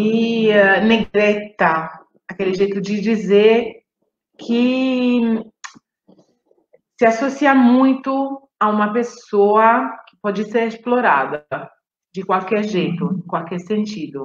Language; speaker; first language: Portuguese; non-native, fluent; Italian